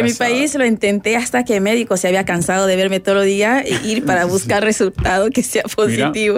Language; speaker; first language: Spanish; non-native, fluent; Rundi